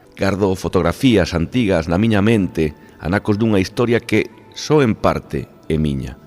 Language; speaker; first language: Galician; native; Galician